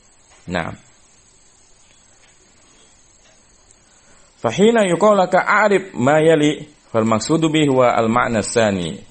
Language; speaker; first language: Arabic; non-native, fluent; Indonesian